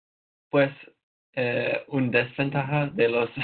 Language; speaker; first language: Spanish; non-native, learner; English